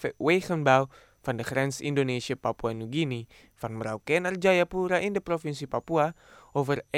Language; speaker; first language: Dutch; non-native, fluent; Indonesian